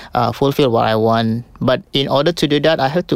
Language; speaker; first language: English; non-native, local second language; Malay